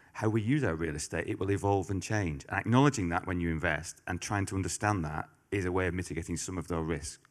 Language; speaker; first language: English; native; English